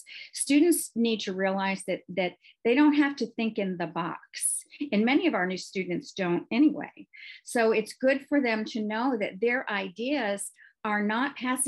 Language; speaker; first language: English; native; English